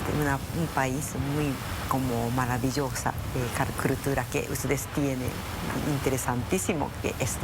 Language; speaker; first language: Spanish; non-native, fluent; Japanese